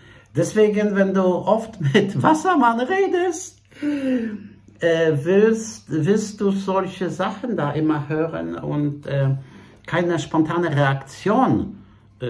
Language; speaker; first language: German; non-native, fluent; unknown